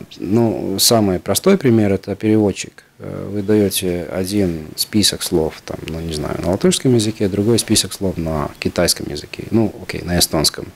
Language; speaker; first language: Russian; non-native, local second language; Latvian